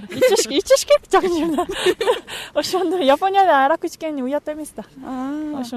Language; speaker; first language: Kyrgyz; non-native, learner; Japanese